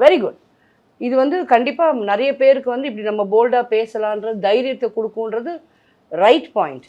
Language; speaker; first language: Tamil; native; Tamil